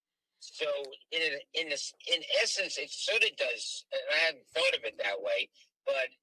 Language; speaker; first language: English; native; English